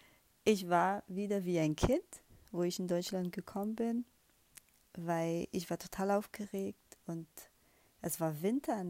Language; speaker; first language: German; non-native, fluent; Portuguese